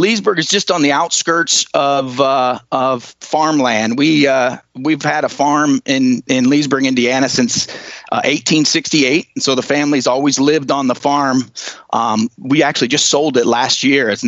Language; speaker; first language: English; native; English